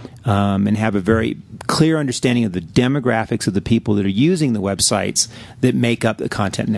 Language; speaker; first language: English; native; English